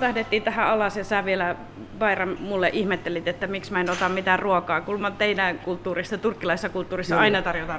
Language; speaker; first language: Finnish; native; Finnish